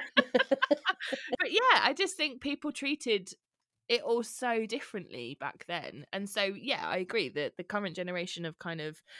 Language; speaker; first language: English; native; English